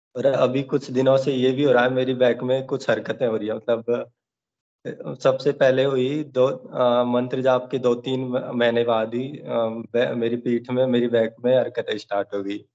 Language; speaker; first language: Hindi; native; Hindi